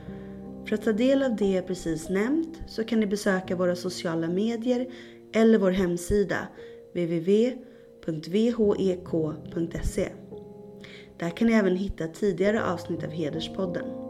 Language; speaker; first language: Swedish; native; Swedish